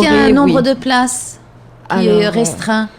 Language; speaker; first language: French; native; French